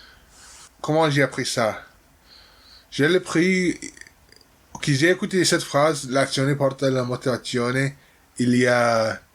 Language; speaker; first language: French; non-native, learner; English